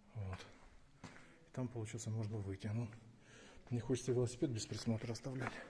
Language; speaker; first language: Russian; native; Russian